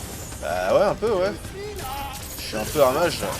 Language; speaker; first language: French; native; French